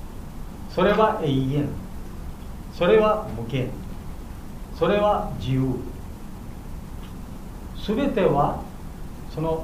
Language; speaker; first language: Japanese; non-native, learner; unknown